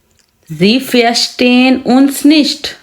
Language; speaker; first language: German; non-native, fluent; Urdu